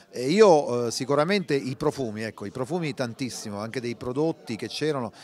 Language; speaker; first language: Italian; native; Italian